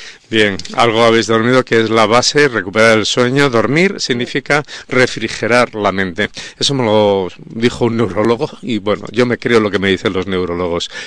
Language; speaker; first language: Spanish; native; Spanish